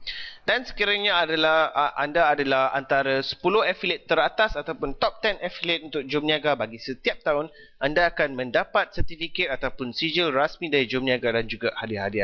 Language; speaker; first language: Malay; native; Malay